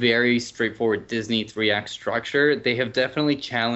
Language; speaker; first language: English; native; English